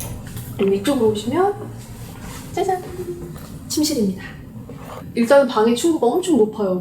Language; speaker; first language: Korean; native; Korean